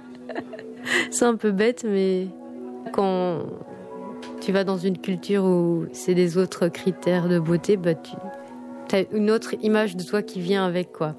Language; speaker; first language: French; native; French